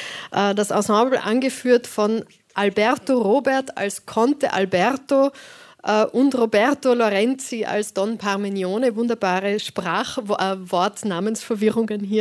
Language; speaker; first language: German; native; German